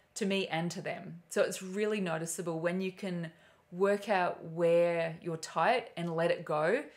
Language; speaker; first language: English; native; English